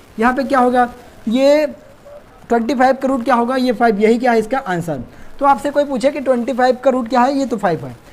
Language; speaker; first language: Hindi; native; Hindi